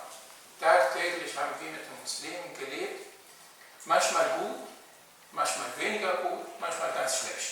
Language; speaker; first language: German; non-native, fluent; Arabic